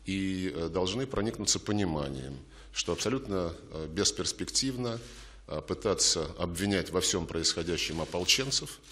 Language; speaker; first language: Russian; native; Russian